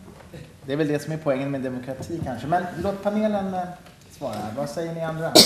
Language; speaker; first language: Swedish; native; Swedish